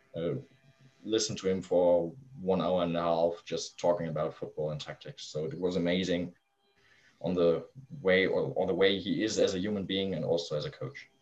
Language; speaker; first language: English; non-native, fluent; German